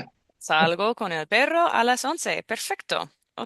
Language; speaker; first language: Spanish; non-native, fluent; English